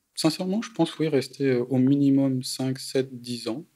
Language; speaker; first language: French; native; French